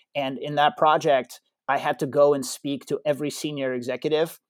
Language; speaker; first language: English; early bilingual, other home language; Russian